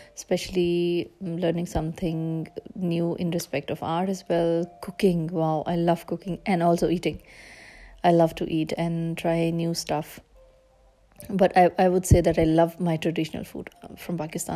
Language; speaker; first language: English; non-native, local second language; Urdu